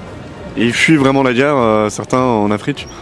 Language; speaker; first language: French; native; French